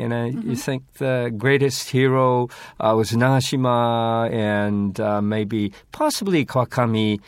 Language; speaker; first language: English; non-native, fluent; Japanese